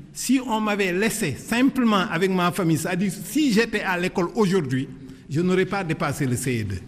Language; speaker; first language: French; non-native, local second language; Wolof